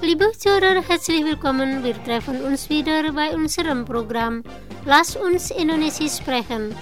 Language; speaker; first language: German; non-native, fluent; Indonesian